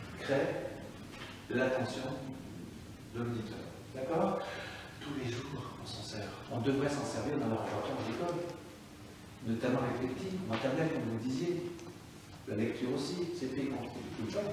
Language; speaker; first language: French; native; French